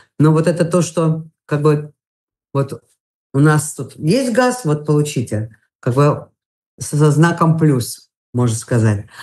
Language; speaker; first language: Russian; non-native, local second language; Latvian